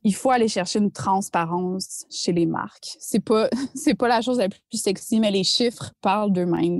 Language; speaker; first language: French; native; French